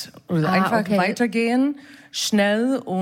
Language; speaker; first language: German; non-native, fluent; English